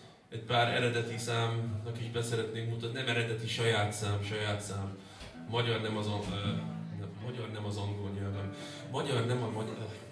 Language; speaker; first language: Hungarian; non-native, fluent; English